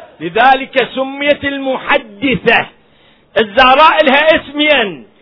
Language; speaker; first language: Arabic; native; Arabic